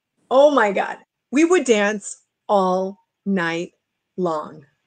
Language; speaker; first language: English; native; English